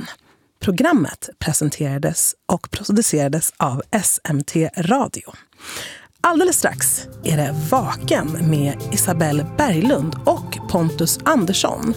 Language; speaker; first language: Swedish; native; Swedish